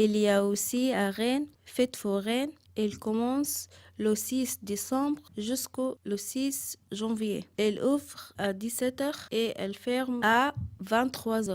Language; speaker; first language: French; non-native, learner; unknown